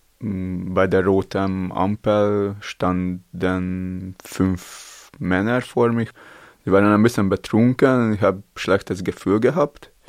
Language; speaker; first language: German; non-native, learner; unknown